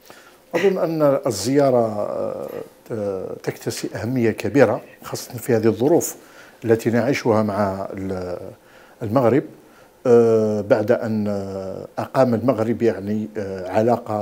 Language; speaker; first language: Arabic; native; Arabic